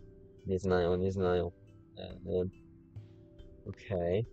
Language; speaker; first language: Russian; non-native, learner; English